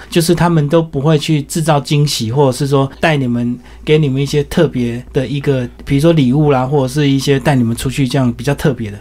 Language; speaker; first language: Chinese; native; Chinese